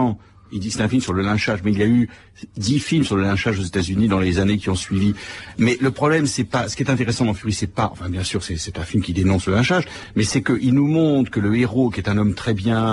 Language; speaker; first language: French; native; French